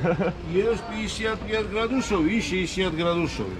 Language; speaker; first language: Russian; non-native, fluent; Georgian